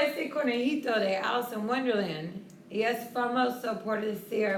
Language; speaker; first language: Spanish; non-native, fluent; English